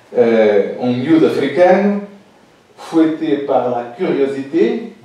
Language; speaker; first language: French; non-native, fluent; Portuguese